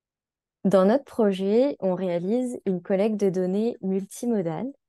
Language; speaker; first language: French; native; French